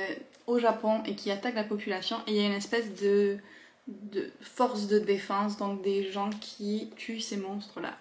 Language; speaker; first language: French; native; French